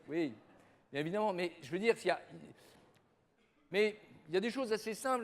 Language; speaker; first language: French; native; French